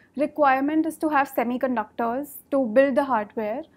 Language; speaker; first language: English; non-native, local second language; Hindi